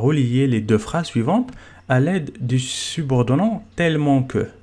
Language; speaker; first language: French; non-native, local second language; Arabic